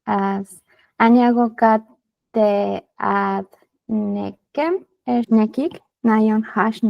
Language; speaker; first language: Hungarian; non-native, learner; Spanish